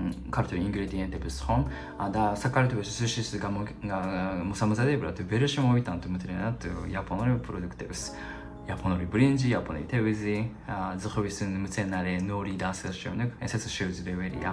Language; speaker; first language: Georgian; non-native, fluent; Japanese